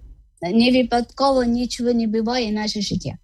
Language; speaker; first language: Ukrainian; non-native, learner; Malayalam